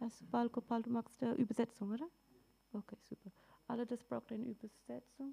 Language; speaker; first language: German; non-native, learner; English